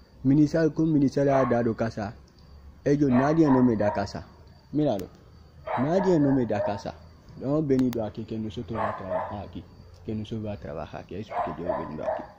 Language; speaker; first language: Spanish; non-native, learner; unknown